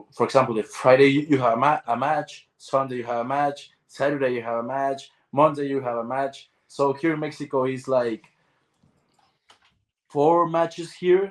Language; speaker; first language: English; non-native, learner; Spanish